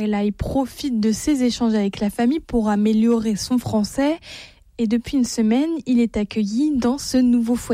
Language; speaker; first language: French; native; French